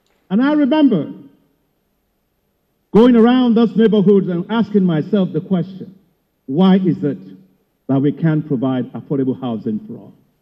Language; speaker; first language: English; non-native, local second language; Yoruba